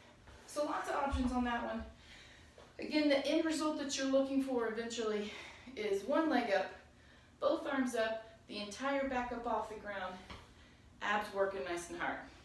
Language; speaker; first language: English; native; English